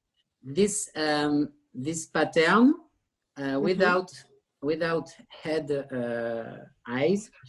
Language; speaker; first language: English; non-native, learner; French